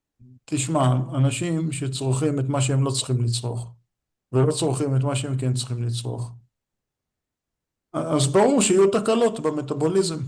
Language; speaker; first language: Hebrew; native; Hebrew